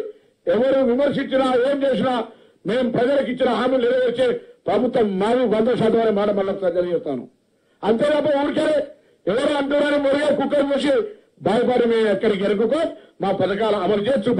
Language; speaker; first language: Telugu; native; Telugu